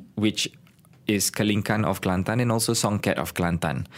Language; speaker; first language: English; non-native, local second language; Malay